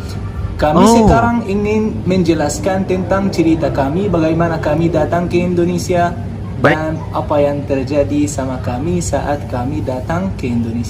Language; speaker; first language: Indonesian; non-native, fluent; Arabic